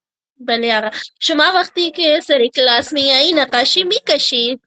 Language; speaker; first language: Persian; non-native, learner; Urdu